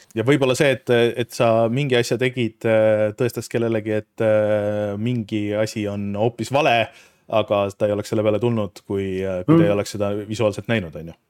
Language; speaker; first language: Estonian; native; Estonian